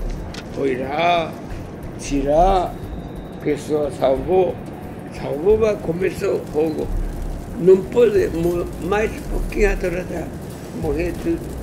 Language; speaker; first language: Portuguese; non-native, learner; Japanese